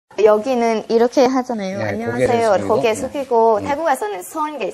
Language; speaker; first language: Korean; non-native, learner; Thai